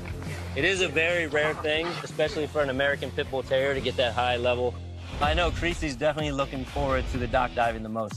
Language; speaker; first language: English; native; English